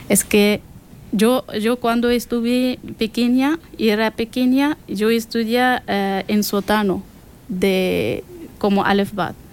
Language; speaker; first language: Spanish; non-native, learner; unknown